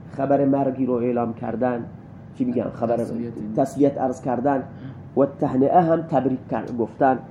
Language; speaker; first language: Persian; non-native, local second language; Baluchi